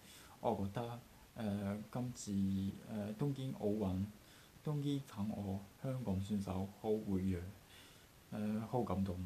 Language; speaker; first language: Cantonese; non-native, learner; Japanese